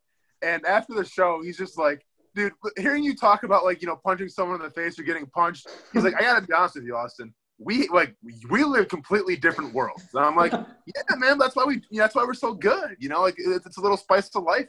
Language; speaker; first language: English; native; English